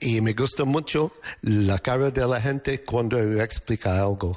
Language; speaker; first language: Spanish; non-native, learner; English